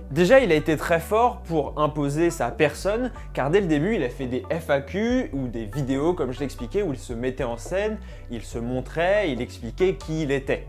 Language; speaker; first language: French; native; French